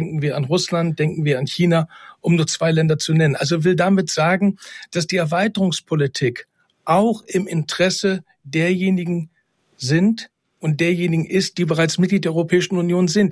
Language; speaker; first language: German; native; German